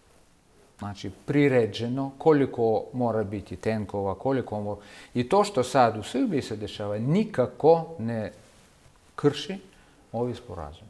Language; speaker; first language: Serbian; non-native, fluent; Russian